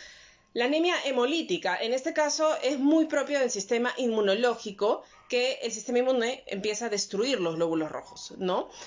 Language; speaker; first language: Spanish; native; Spanish